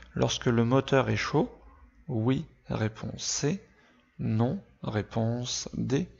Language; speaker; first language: French; native; French